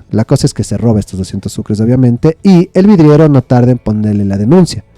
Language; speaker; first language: Spanish; native; Spanish